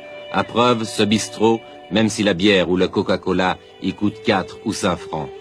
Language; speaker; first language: French; native; French